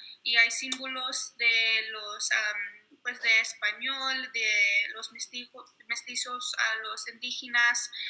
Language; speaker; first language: Spanish; early bilingual, heritage; Spanish